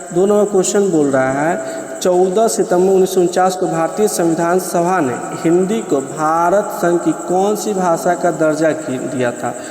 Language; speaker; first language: Hindi; native; Hindi